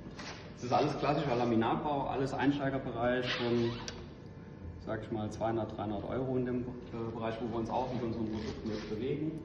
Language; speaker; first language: German; native; German